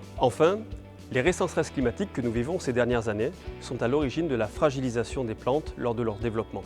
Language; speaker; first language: French; native; French